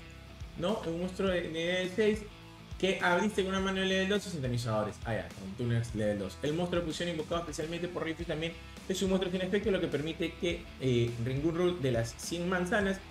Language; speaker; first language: Spanish; native; Spanish